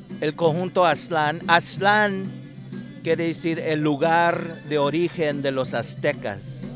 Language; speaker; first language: Spanish; native; Spanish